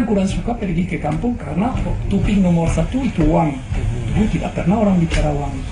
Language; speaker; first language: Indonesian; non-native, fluent; French